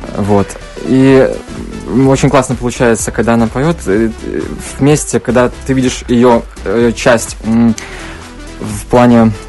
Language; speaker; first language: Russian; native; Russian